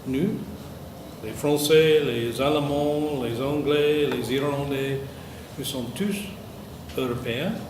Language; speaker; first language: French; non-native, fluent; English